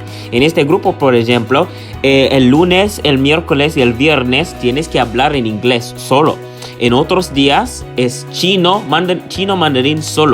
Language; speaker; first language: Spanish; non-native, learner; English